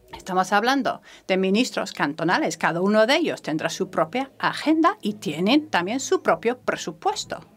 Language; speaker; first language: Spanish; non-native, fluent; French